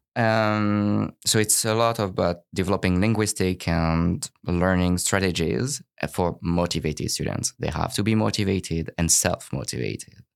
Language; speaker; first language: English; non-native, fluent; French